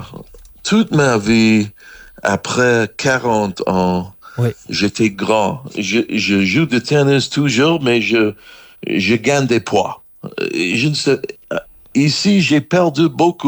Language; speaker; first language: French; non-native, learner; English